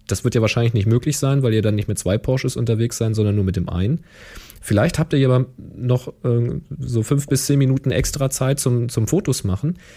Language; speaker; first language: German; native; German